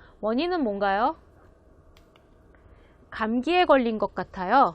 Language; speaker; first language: Korean; native; Korean